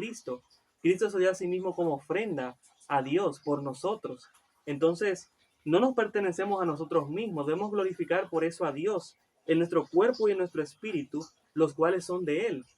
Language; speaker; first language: Spanish; native; Spanish